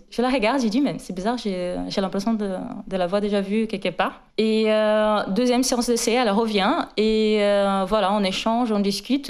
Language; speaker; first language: French; non-native, fluent; Portuguese